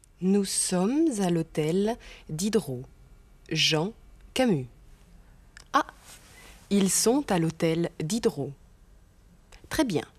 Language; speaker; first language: French; non-native, fluent; German